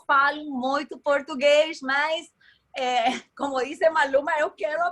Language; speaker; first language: Portuguese; non-native, learner; Spanish